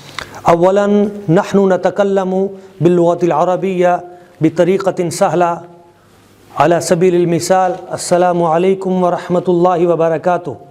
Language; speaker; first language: Arabic; non-native, fluent; Urdu